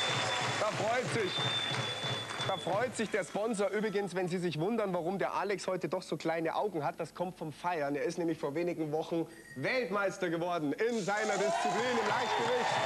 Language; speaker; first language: German; native; German